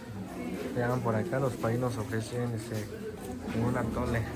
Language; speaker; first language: Spanish; native; Spanish